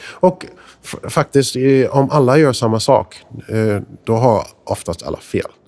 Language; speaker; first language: Swedish; non-native, fluent; English